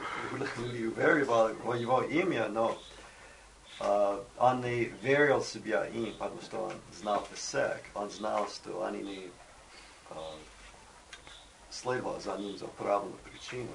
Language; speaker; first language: Russian; non-native, learner; English